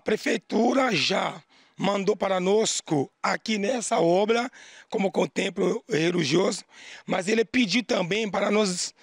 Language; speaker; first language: Portuguese; non-native, learner; Haitian Creole